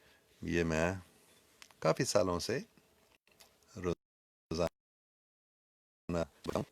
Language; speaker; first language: Hindi; non-native, local second language; English